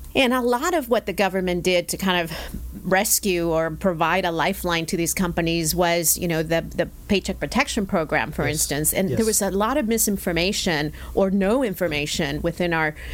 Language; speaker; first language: English; early bilingual, other home language; Spanish